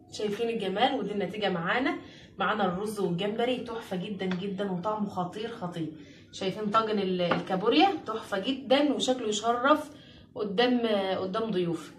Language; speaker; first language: Arabic; native; Arabic